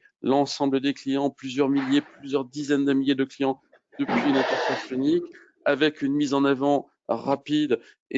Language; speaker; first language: French; native; French